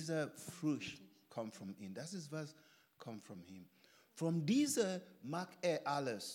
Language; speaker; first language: German; non-native, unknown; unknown